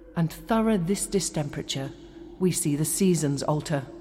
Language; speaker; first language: English; native; English